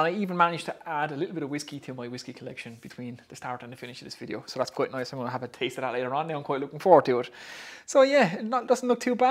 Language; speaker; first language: English; native; English